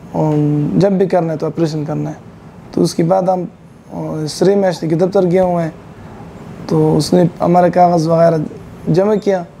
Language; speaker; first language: Hindi; non-native, learner; Persian